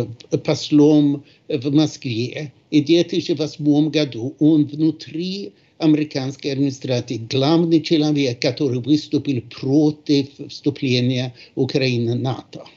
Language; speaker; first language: Russian; non-native, fluent; Swedish